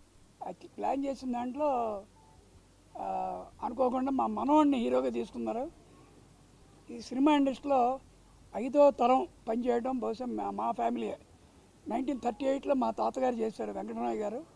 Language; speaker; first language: Telugu; native; Telugu